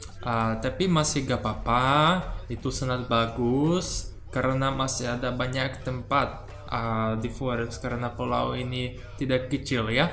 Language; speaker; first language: Indonesian; non-native, learner; Russian